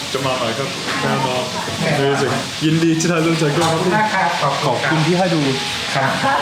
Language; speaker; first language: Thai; non-native, learner; English